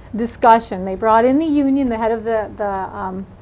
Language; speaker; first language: English; native; English